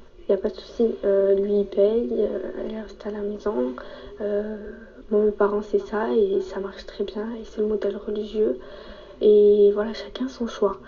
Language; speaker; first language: French; native; French